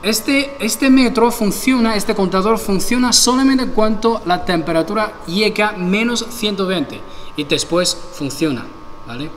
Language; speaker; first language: Spanish; non-native, fluent; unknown